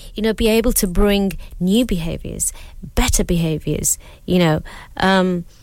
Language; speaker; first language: English; early bilingual, other home language; Urdu